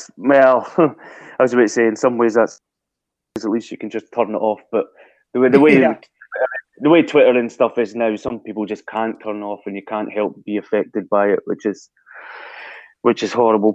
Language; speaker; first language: English; native; English